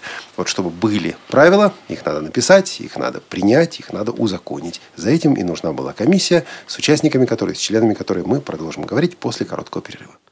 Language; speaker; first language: Russian; native; Russian